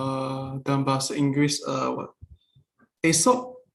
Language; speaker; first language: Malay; non-native, local second language; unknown